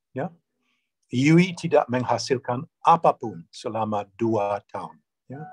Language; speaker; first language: Indonesian; non-native, fluent; English